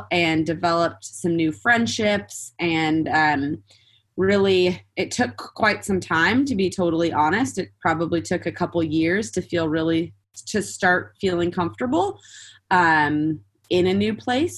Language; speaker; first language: English; native; English